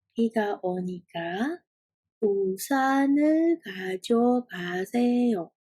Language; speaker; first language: Korean; non-native, fluent; Indonesian